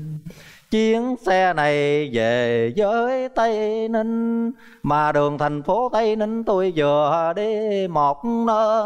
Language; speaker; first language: Vietnamese; native; Vietnamese